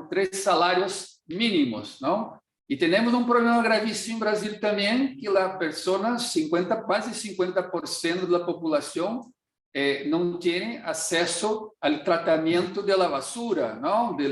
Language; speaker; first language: Portuguese; non-native, fluent; Spanish